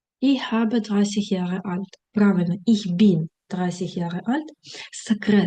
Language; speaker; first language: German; non-native, fluent; Ukrainian